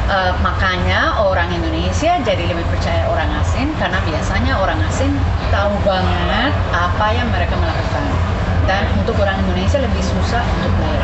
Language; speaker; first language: Indonesian; non-native, fluent; Spanish